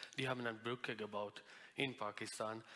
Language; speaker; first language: German; non-native, learner; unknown